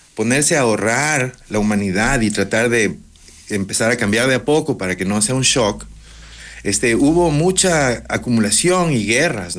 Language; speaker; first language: Spanish; native; Spanish